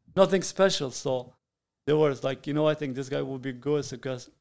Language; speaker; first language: English; non-native, fluent; Italian